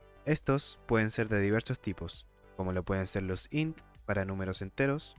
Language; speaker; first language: Spanish; native; Spanish